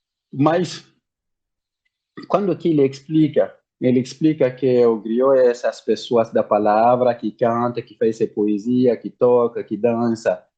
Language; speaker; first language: Portuguese; non-native, learner; Bambara